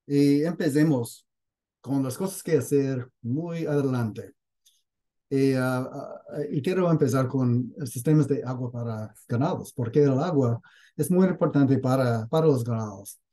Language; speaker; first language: Spanish; non-native, fluent; English